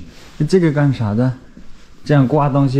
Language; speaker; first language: Chinese; non-native, learner; Turkmen